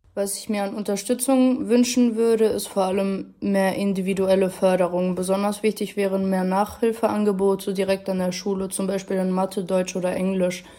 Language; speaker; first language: German; early bilingual, other home language; Arabic